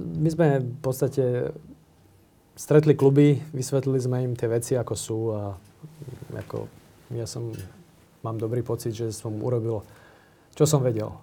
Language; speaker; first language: Slovak; native; Slovak